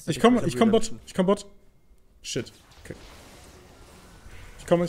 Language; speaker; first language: German; native; German